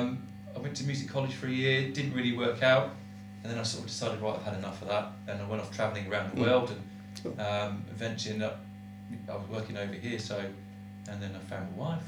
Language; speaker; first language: English; native; English